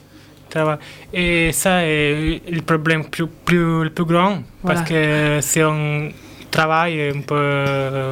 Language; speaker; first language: French; non-native, learner; Italian